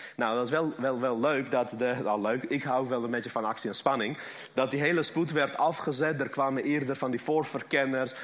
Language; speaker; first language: Dutch; early bilingual, other home language; Armenian